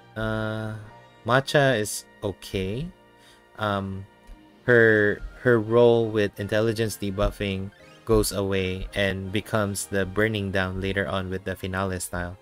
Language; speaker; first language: English; non-native, local second language; Filipino